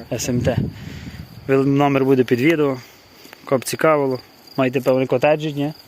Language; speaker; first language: Ukrainian; native; Ukrainian